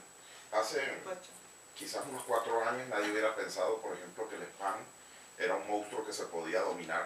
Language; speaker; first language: Spanish; native; Spanish